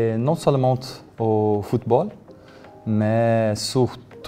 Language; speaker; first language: French; non-native, learner; Portuguese